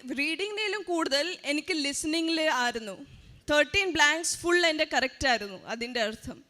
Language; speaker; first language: Malayalam; early bilingual, heritage; Malayalam